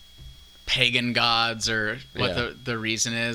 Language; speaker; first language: English; native; English